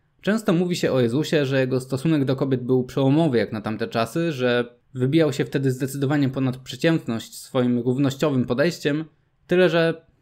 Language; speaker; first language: Polish; native; Polish